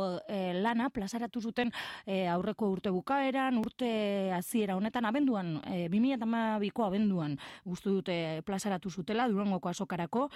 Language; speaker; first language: Basque; native; Basque